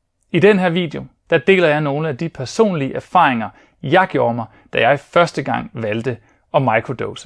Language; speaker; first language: Danish; native; Danish